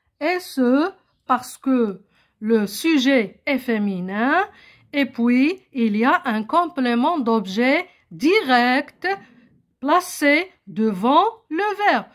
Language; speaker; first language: French; non-native, local second language; Arabic